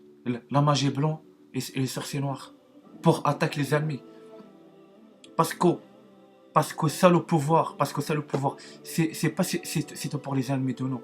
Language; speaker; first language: French; non-native, learner; Arabic